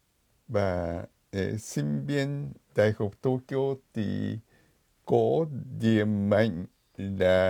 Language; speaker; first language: Vietnamese; non-native, fluent; Japanese